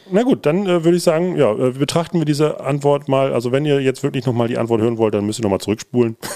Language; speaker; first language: German; native; German